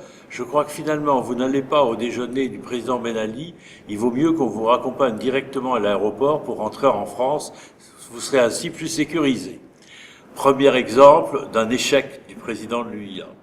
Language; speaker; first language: French; native; French